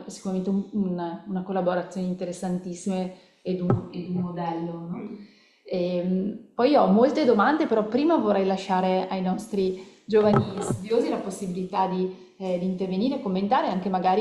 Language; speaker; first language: Italian; native; Italian